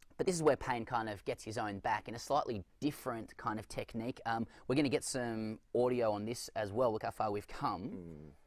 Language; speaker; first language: English; native; English